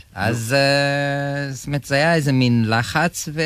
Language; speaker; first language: Hebrew; non-native, fluent; Romanian